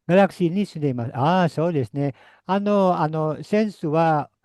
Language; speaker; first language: Japanese; non-native, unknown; Indonesian